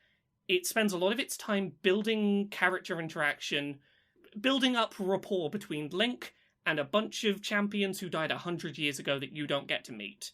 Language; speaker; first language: English; native; English